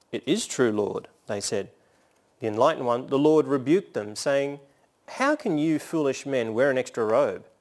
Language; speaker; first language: English; native; English